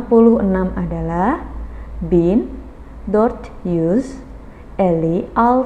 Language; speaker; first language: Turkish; non-native, fluent; Indonesian